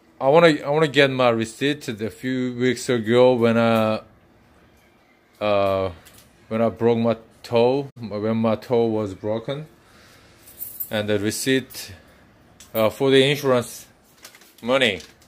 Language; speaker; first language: English; non-native, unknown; Korean